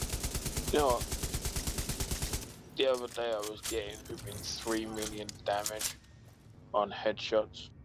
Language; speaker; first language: English; native; English